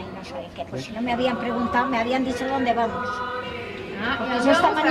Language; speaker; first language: Spanish; native; Spanish